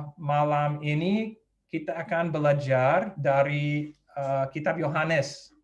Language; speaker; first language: Indonesian; non-native, fluent; English